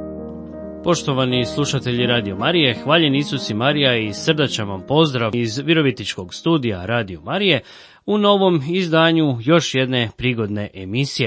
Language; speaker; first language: Croatian; native; Croatian